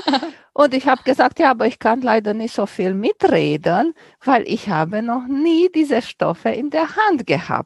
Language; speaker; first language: German; non-native, fluent; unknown